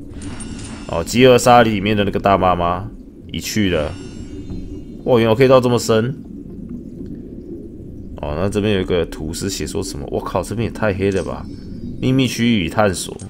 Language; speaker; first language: Chinese; native; Chinese